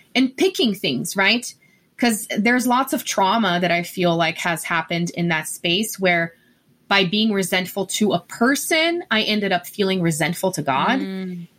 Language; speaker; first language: English; non-native, fluent; Portuguese